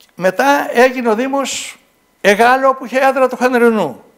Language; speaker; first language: Greek; native; Greek